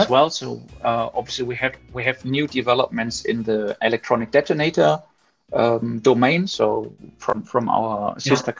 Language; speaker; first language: English; non-native, fluent; German